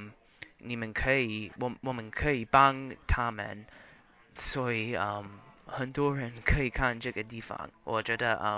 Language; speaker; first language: Chinese; non-native, learner; English